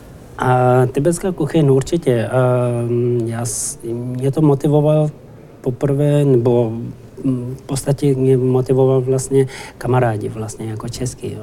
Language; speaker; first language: Czech; non-native, learner; Tibetan